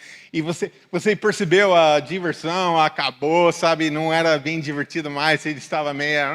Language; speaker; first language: Portuguese; non-native, fluent; English